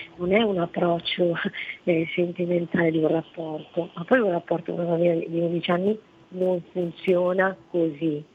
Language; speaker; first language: Italian; native; Italian